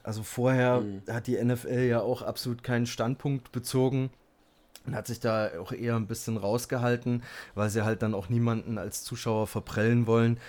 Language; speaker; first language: German; native; German